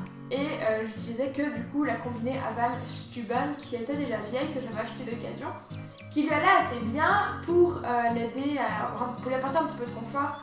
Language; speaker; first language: French; native; French